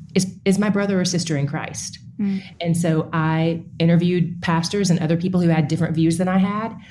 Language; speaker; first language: English; native; English